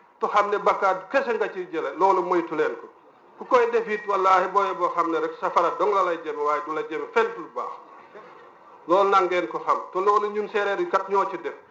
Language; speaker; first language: Wolof; non-native, local second language; Serer